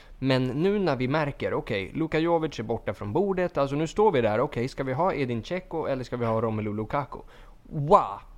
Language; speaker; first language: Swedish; native; Swedish